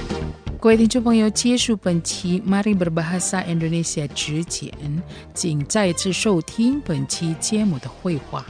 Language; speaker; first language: Chinese; non-native, fluent; Indonesian